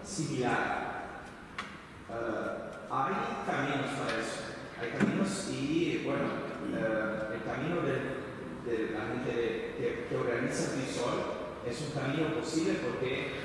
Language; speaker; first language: Spanish; non-native, fluent; Portuguese